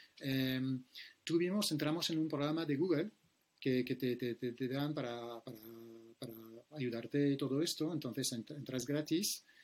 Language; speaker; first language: Spanish; non-native, fluent; French